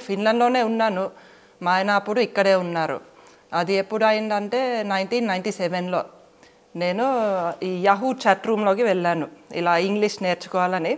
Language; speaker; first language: Telugu; non-native, fluent; Finnish